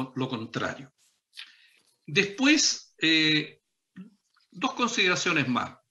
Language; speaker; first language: Spanish; native; Spanish